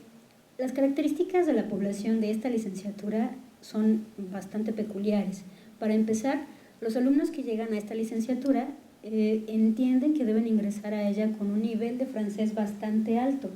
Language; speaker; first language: Spanish; native; Spanish